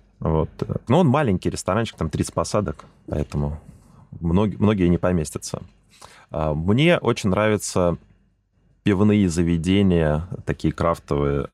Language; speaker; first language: Russian; native; Russian